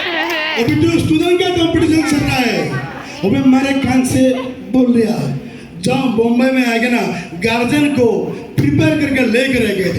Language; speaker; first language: Hindi; non-native, local second language; Assamese